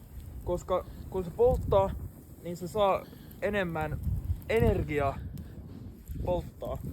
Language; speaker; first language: Finnish; non-native, local second language; Swedish